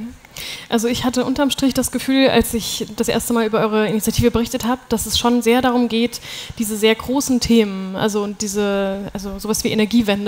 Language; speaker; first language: German; native; German